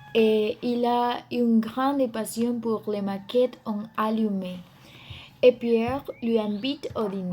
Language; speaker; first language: French; non-native, learner; Spanish